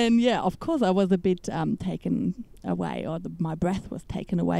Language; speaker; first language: English; non-native, fluent; German